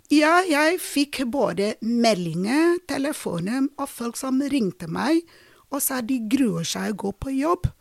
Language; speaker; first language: Norwegian; non-native, fluent; Ibibio